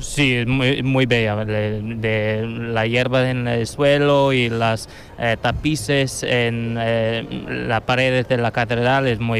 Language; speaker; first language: Spanish; non-native, learner; English